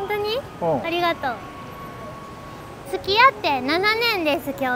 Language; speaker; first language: Japanese; native; Japanese